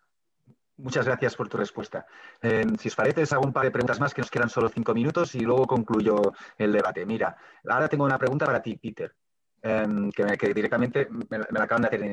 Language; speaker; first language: Spanish; native; Spanish